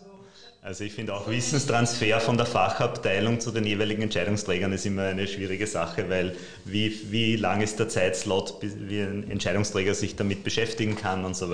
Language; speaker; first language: German; native; German